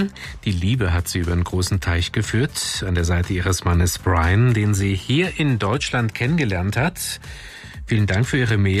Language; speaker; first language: German; native; German